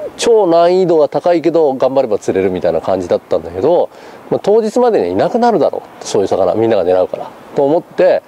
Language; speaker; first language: Japanese; native; Japanese